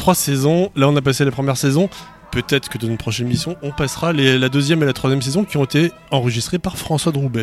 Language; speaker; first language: French; native; French